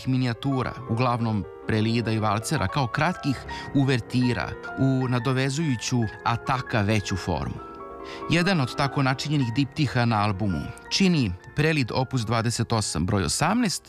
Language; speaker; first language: Serbian; native; Serbian